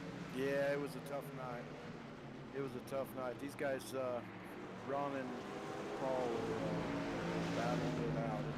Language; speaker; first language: English; native; English